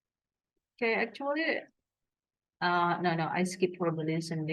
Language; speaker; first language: English; non-native, fluent; Indonesian